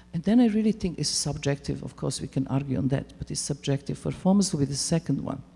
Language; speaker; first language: English; non-native, fluent; Serbian